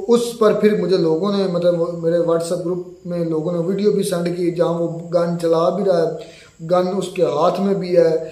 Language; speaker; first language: Urdu; native; Urdu